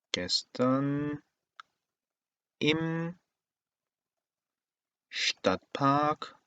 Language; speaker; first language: German; non-native, fluent; Korean